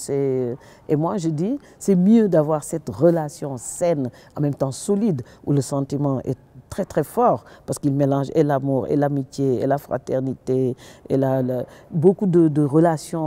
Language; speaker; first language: French; non-native, local second language; Wolof